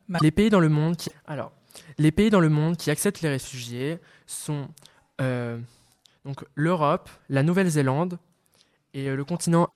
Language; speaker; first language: French; native; French